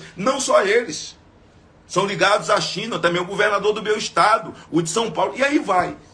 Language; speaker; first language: Portuguese; native; Portuguese